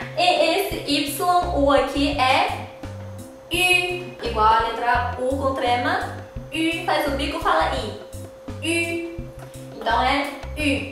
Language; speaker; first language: Portuguese; non-native, fluent; Chinese